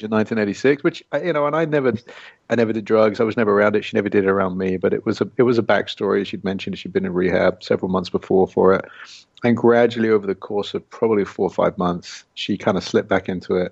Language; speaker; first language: English; native; English